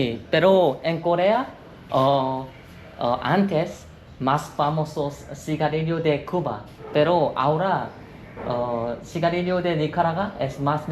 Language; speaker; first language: Spanish; non-native, learner; Korean